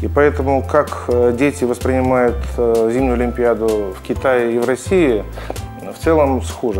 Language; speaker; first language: Russian; native; Russian